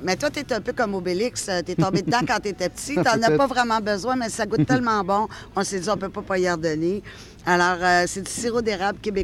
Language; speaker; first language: French; native; French